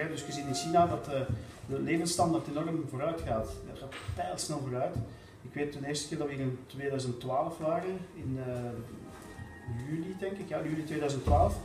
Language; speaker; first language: Dutch; native; Dutch